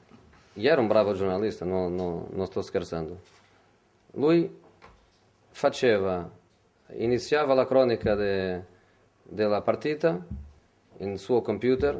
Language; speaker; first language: Italian; non-native, fluent; Portuguese